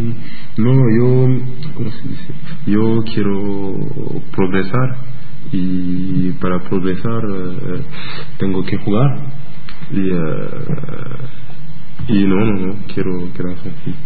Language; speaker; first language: Spanish; non-native, learner; French